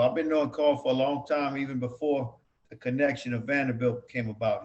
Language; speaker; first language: English; native; English